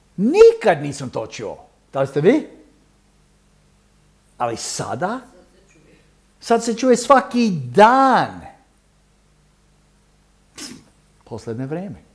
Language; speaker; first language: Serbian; early bilingual, heritage; Serbian